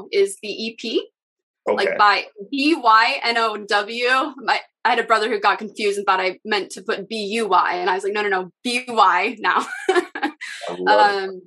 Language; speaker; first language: English; native; English